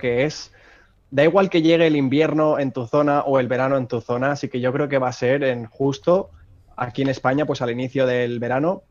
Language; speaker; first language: Spanish; native; Spanish